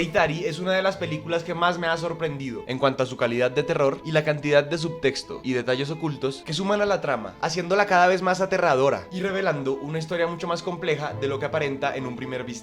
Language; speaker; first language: Spanish; native; Spanish